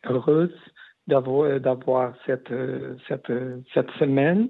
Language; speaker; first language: French; non-native, learner; Portuguese